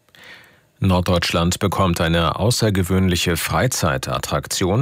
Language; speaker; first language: German; native; German